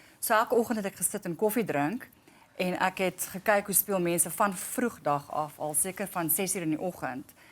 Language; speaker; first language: Afrikaans; native; Afrikaans